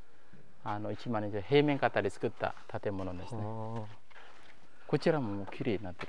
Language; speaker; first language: Japanese; non-native, fluent; Khmer